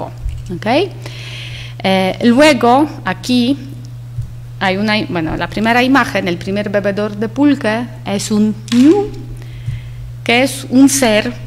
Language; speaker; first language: Spanish; non-native, fluent; Polish